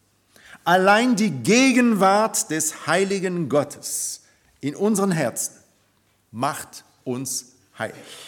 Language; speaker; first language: German; non-native, fluent; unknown